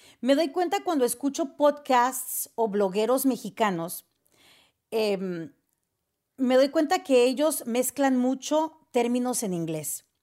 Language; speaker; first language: Spanish; early bilingual, heritage; Spanish